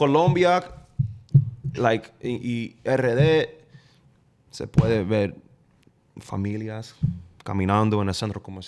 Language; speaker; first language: Spanish; non-native, fluent; English